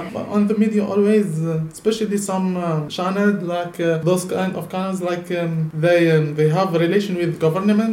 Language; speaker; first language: English; non-native, learner; Arabic